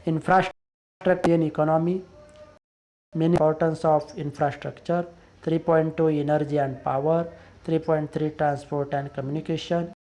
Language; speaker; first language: English; non-native, local second language; Marathi